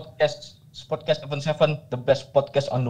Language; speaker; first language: English; non-native, learner; Indonesian